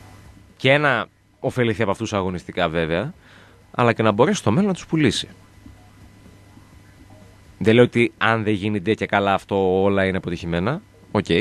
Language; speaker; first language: Greek; native; Greek